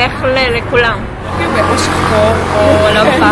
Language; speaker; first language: Hebrew; native; Hebrew